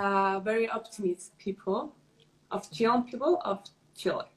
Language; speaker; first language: English; non-native, learner; Spanish